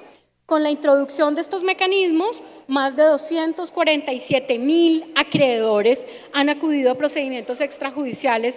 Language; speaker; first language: Spanish; native; Spanish